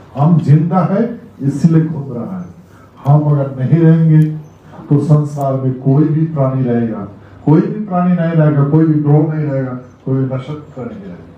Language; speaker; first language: Hindi; non-native, local second language; Rangpuri